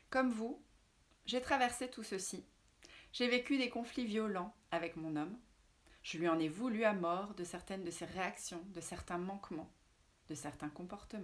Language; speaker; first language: French; native; French